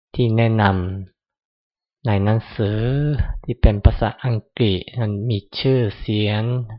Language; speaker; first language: Thai; non-native, fluent; Japanese